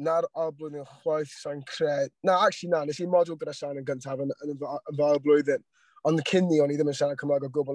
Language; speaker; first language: Welsh; non-native, local second language; English